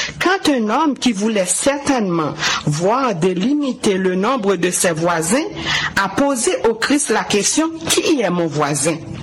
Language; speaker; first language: French; non-native, local second language; Haitian Creole